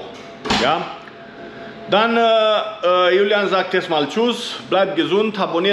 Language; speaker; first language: German; non-native, fluent; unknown